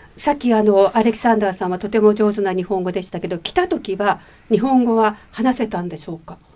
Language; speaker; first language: Japanese; native; Japanese